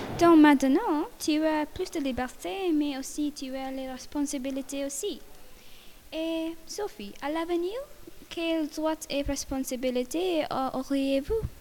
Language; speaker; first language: French; non-native, learner; English